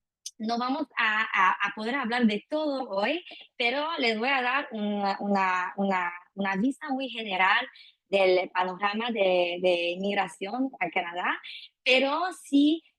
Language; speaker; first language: Spanish; non-native, fluent; French